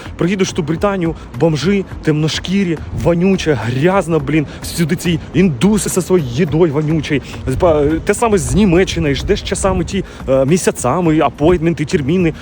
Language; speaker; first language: Ukrainian; native; Ukrainian